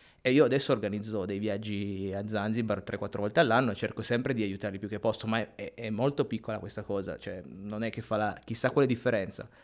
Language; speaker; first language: Italian; native; Italian